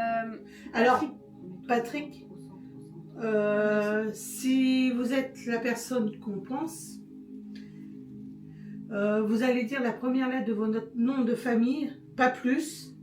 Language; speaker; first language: French; native; French